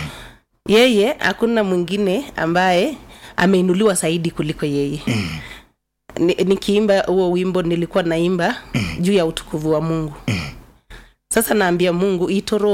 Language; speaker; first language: Swahili; non-native, local second language; Kalenjin